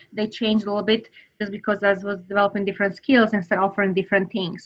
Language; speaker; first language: English; non-native, fluent; Serbian